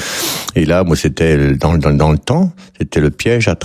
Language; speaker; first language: French; native; French